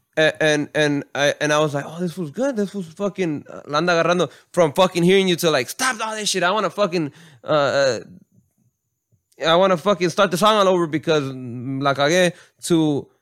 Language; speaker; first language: English; early bilingual, other home language; Spanish